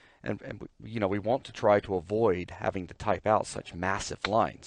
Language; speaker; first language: English; native; English